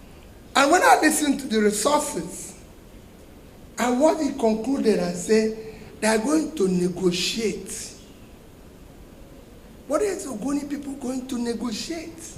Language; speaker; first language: English; non-native, local second language; Igbo